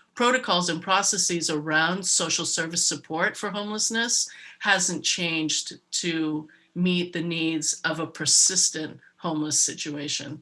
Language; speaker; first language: English; native; English